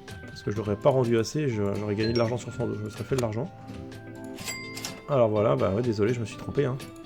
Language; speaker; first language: French; native; French